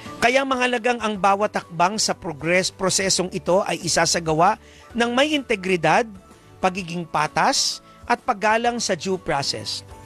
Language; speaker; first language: Filipino; native; Filipino